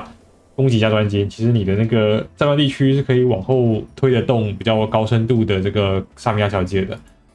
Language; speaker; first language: Chinese; native; Chinese